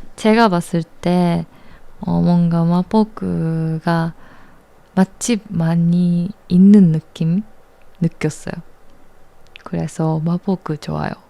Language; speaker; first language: Korean; non-native, learner; Japanese